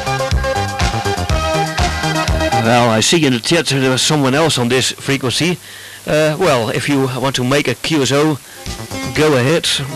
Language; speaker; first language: English; non-native, fluent; Dutch